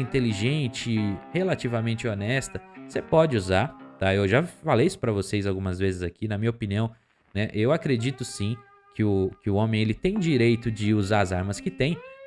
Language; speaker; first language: Portuguese; native; Portuguese